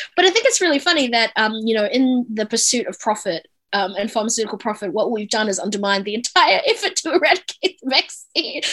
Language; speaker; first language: English; native; English